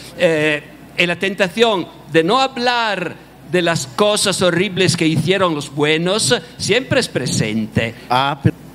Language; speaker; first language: Spanish; non-native, fluent; Italian